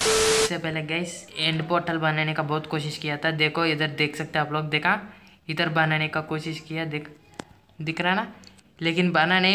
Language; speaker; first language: Hindi; native; Hindi